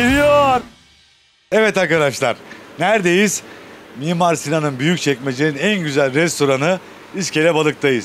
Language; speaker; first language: Turkish; native; Turkish